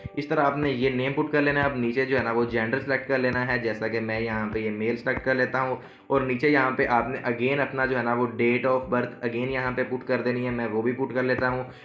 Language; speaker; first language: Urdu; non-native, local second language; Punjabi